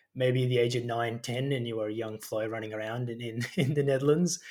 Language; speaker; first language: English; early bilingual, other home language; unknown